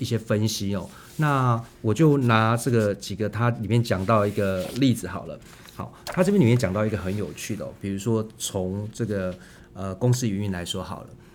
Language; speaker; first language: Chinese; native; Chinese